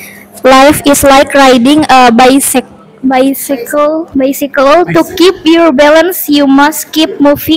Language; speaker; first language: English; non-native, learner; Indonesian